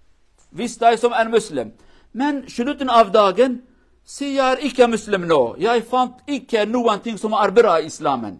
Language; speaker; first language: Norwegian; non-native, learner; Kurdish